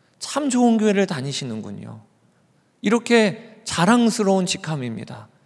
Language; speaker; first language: Korean; native; Korean